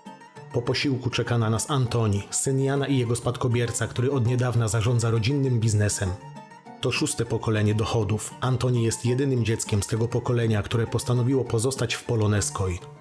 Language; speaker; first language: Polish; native; Polish